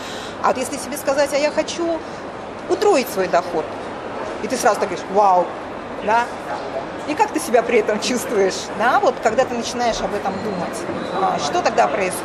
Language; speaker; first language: Russian; native; Russian